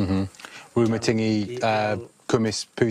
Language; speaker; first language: Indonesian; non-native, learner; English